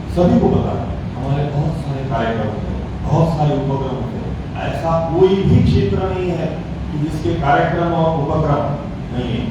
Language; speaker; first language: Hindi; non-native, local second language; Marathi